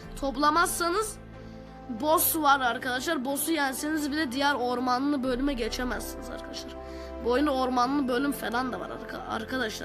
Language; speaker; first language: Turkish; native; Turkish